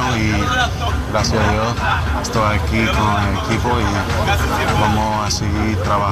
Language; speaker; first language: Spanish; early bilingual, heritage; Spanish